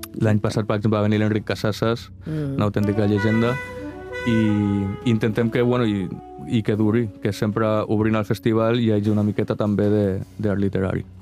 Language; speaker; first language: Catalan; non-native, local second language; Spanish